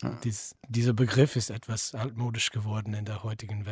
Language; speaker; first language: German; non-native, fluent; English